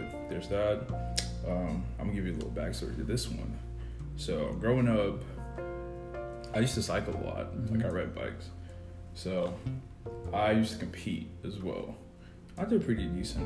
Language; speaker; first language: English; non-native, local second language; Yoruba